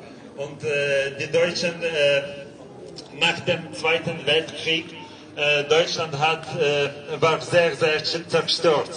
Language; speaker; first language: German; non-native, fluent; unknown